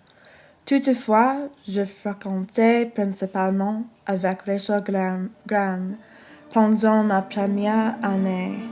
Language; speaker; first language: French; non-native, learner; English